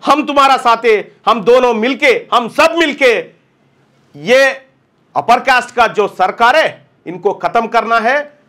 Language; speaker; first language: Hindi; non-native, local second language; Telugu